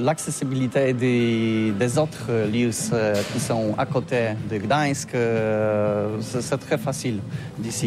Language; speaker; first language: French; non-native, learner; Polish